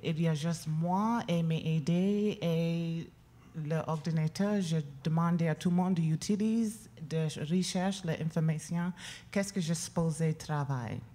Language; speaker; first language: French; non-native, learner; English